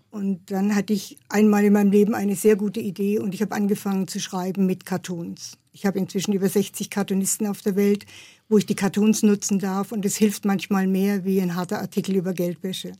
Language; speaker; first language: German; native; German